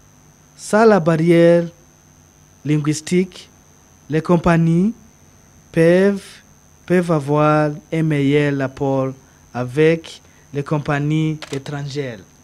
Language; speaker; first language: French; non-native, learner; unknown